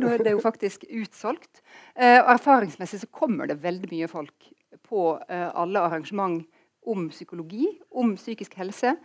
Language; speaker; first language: Norwegian; native; Norwegian